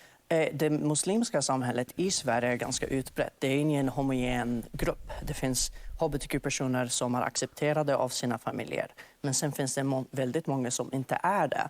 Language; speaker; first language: Swedish; non-native, fluent; Arabic